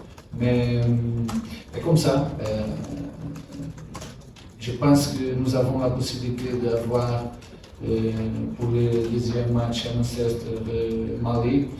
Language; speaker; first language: French; non-native, learner; Portuguese